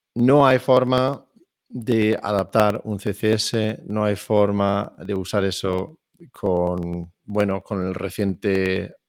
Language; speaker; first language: Spanish; non-native, fluent; Danish